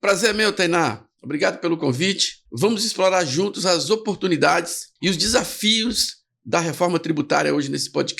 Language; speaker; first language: Portuguese; native; Portuguese